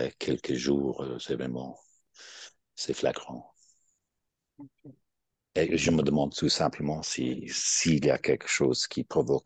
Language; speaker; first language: French; non-native, fluent; English